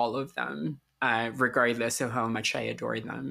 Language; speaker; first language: English; non-native, local second language; Filipino